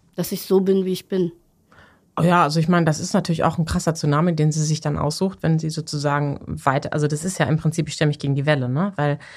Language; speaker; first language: German; native; German